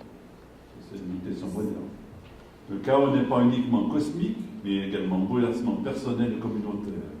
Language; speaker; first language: French; native; French